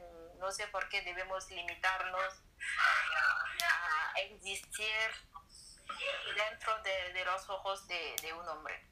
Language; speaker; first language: Spanish; non-native, learner; French